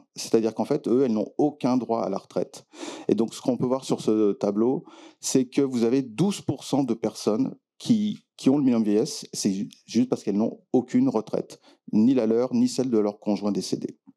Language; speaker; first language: French; native; French